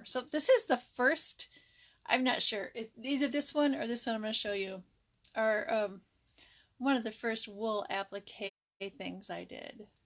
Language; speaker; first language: English; native; English